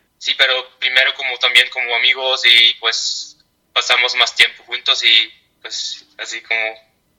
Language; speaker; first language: Spanish; non-native, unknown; Dutch